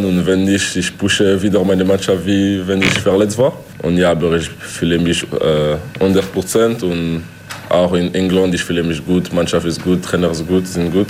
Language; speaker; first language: German; non-native, local second language; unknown